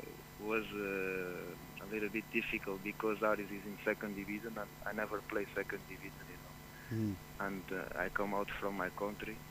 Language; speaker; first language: English; non-native, fluent; Portuguese